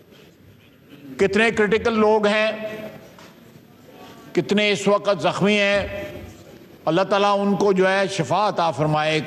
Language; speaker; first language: Urdu; non-native, local second language; Punjabi